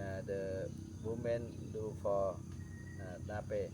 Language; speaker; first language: English; non-native, learner; Thai